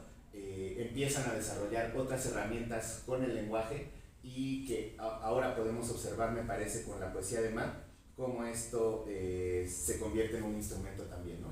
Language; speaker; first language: Spanish; native; Spanish